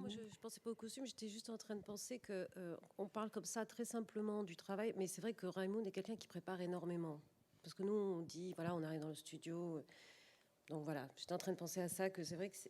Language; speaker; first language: French; native; French